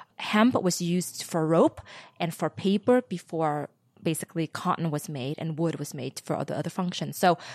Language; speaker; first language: English; early bilingual, other home language; Vietnamese